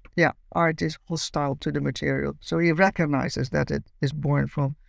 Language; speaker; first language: English; non-native, fluent; Dutch